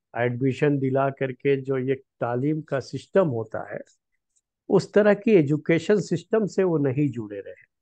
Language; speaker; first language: Hindi; native; Hindi